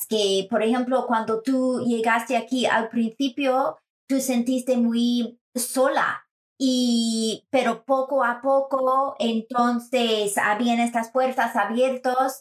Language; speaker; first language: Spanish; non-native, fluent; English